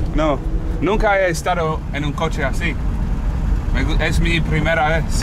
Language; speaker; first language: Spanish; non-native, learner; English